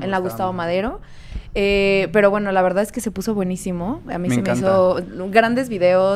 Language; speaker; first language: Spanish; native; Spanish